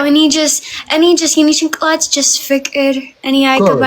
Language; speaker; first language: Amharic; non-native, learner; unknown